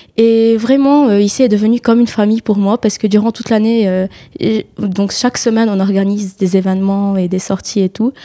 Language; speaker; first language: French; non-native, local second language; Arabic